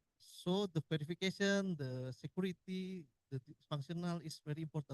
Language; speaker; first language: English; non-native, learner; Indonesian